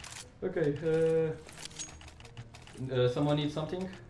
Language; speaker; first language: English; non-native, learner; Portuguese